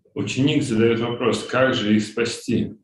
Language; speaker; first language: Russian; native; Russian